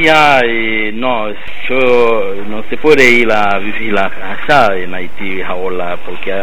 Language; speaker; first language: Spanish; non-native, learner; Haitian Creole